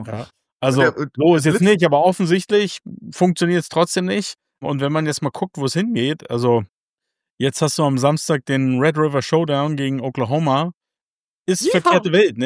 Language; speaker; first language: German; native; German